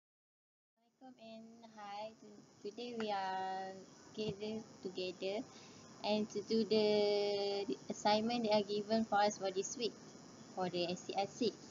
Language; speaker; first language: English; non-native, learner; Malay